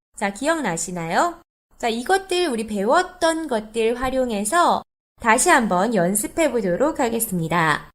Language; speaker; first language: Korean; native; Korean